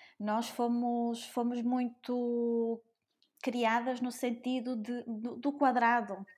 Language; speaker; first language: Portuguese; early bilingual, other home language; Spanish